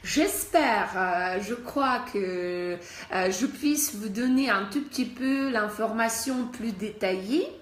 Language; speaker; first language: French; non-native, fluent; Russian